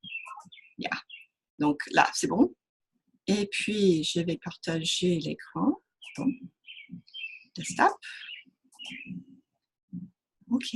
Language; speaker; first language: French; non-native, fluent; English